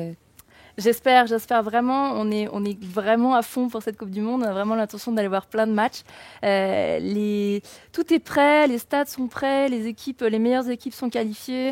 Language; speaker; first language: French; native; French